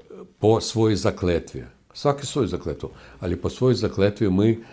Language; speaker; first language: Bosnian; non-native, learner; Russian